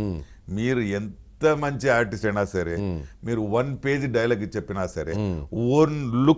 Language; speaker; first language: Telugu; non-native, local second language; Tamil